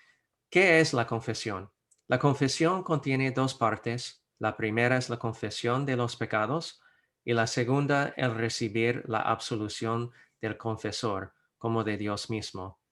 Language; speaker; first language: Spanish; non-native, fluent; English